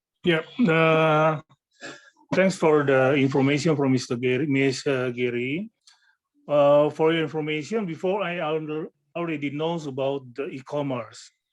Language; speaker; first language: English; non-native, fluent; Indonesian